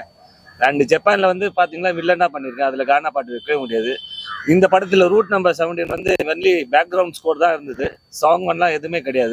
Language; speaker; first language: Tamil; native; Tamil